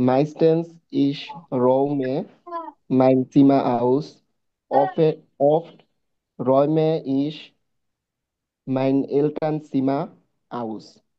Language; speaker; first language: German; non-native, learner; Bangla